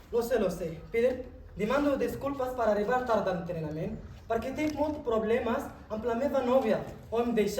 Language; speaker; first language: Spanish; non-native, learner; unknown